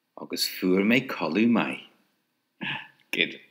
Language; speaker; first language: Irish; non-native, local second language; English